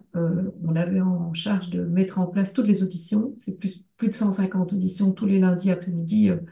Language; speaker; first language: French; native; French